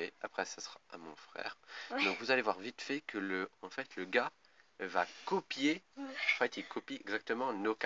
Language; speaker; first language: French; native; French